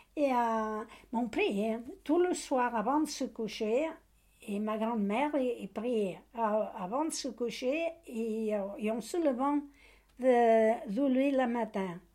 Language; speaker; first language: French; non-native, learner; Portuguese